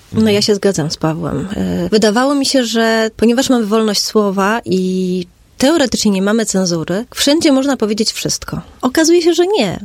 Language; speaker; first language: Polish; native; Polish